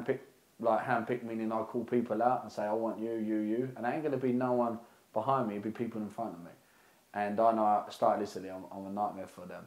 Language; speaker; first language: English; native; English